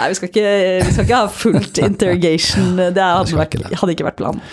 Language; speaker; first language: Norwegian; native; Norwegian